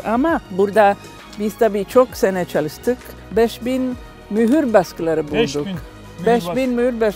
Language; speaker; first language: Turkish; non-native, learner; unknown